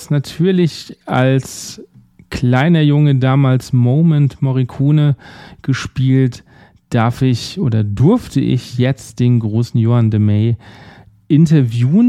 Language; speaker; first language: German; native; German